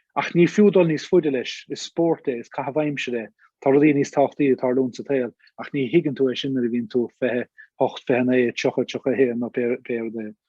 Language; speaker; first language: Irish; native; Irish